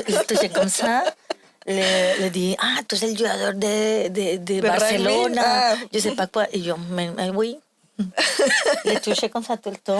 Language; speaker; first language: French; non-native, learner; Spanish